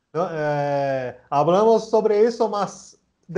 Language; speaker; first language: Spanish; non-native, learner; Portuguese